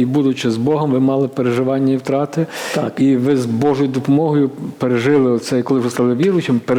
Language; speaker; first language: Ukrainian; native; Ukrainian